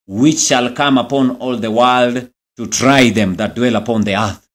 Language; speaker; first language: English; non-native, local second language; Swahili